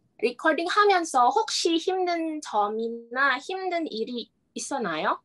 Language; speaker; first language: Korean; non-native, learner; Indonesian